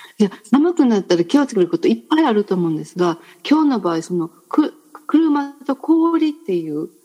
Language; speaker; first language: Japanese; native; Japanese